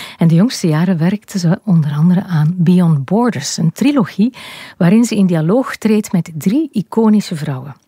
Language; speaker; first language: Dutch; native; Dutch